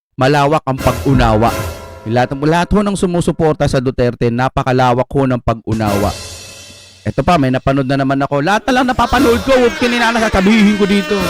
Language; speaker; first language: Filipino; non-native, local second language; Iloko